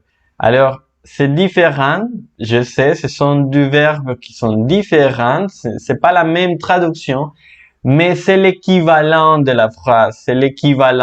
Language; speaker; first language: French; non-native, fluent; Spanish